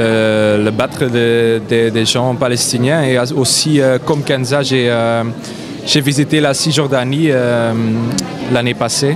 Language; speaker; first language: French; non-native, local second language; Dutch